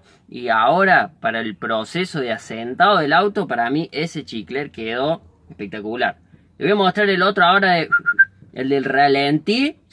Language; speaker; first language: Spanish; native; Spanish